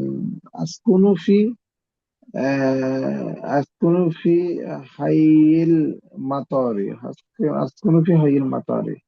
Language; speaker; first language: Arabic; non-native, learner; Bangla